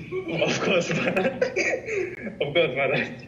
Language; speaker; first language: English; non-native, learner; Spanish